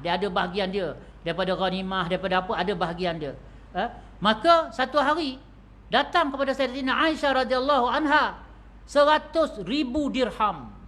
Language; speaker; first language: Malay; native; Malay